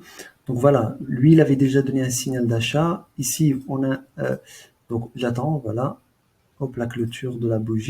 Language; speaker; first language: French; native; French